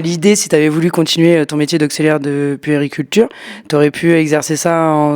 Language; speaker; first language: French; native; French